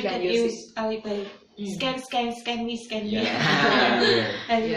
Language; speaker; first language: English; non-native, learner; Vietnamese